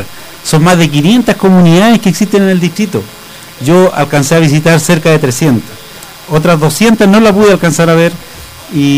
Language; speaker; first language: Spanish; native; Spanish